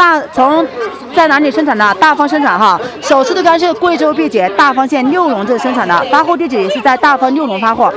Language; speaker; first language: Chinese; native; Chinese